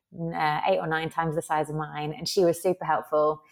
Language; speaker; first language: English; native; English